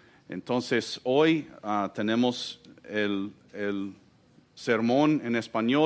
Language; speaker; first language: Spanish; non-native, fluent; English